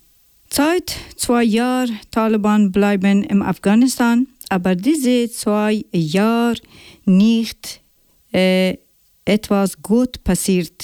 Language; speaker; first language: German; non-native, learner; Persian